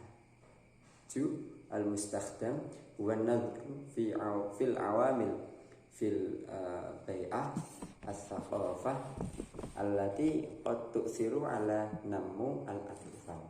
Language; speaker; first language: Arabic; non-native, learner; Indonesian